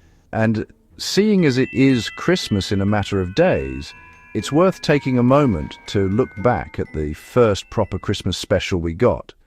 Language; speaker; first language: English; native; English